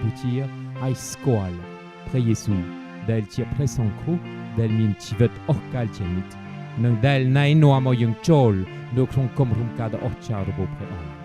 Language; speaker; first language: Khmer; non-native, fluent; French